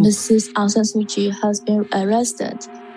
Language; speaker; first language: English; non-native, learner; Burmese